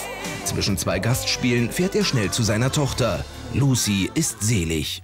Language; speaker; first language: German; native; German